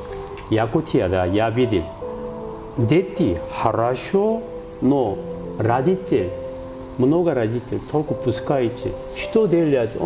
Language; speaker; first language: Russian; non-native, learner; Korean